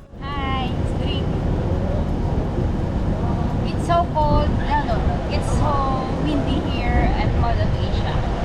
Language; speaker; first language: English; non-native, local second language; Filipino